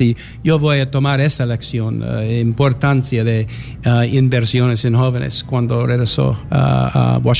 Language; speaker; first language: Spanish; non-native, learner; English